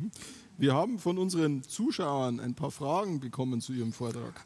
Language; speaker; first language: German; native; German